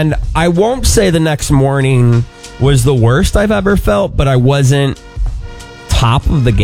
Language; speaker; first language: English; native; English